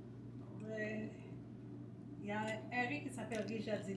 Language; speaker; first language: French; non-native, local second language; Haitian Creole